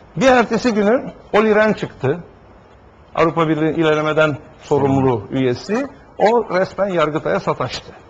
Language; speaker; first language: Turkish; native; Turkish